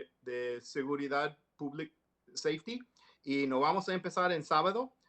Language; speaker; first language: Spanish; non-native, learner; English